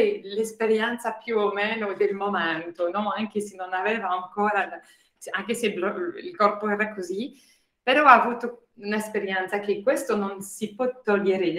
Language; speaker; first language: Italian; non-native, fluent; French